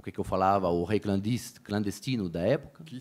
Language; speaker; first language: Portuguese; native; Portuguese